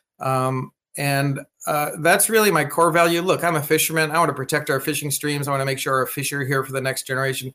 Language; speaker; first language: English; native; English